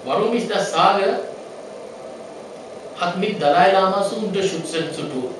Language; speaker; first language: German; non-native, learner; Sinhala